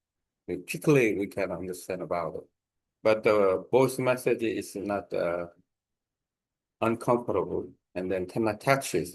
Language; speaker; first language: English; non-native, learner; Korean